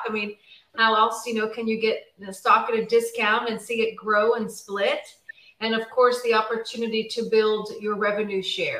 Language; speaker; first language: English; native; English